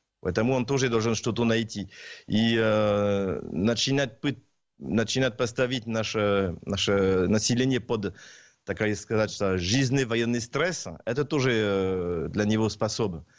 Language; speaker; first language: Russian; non-native, learner; French